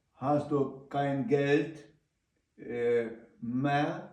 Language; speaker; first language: German; non-native, learner; Ukrainian